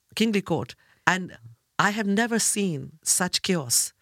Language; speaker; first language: English; non-native, local second language; Bangla